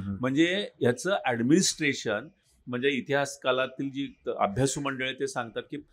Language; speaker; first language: Marathi; native; Marathi